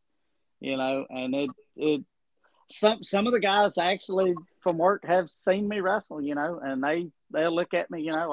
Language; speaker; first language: English; native; English